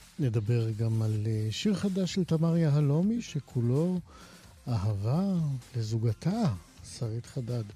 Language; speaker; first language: Hebrew; native; Hebrew